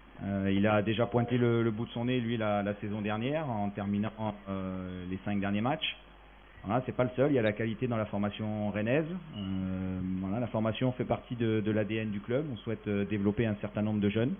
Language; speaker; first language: French; native; French